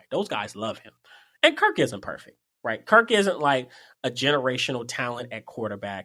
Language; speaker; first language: English; native; English